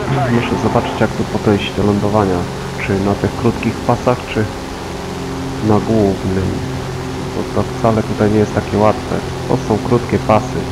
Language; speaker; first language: Polish; native; Polish